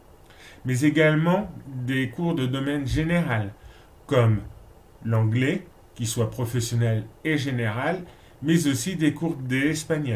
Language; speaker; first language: French; native; French